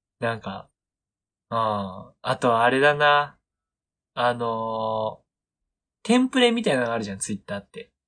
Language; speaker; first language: Japanese; native; Japanese